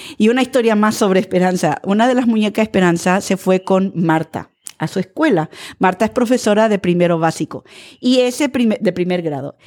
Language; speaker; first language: Spanish; early bilingual, other home language; English